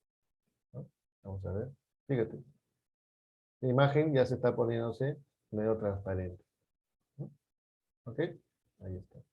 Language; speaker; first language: Spanish; native; Spanish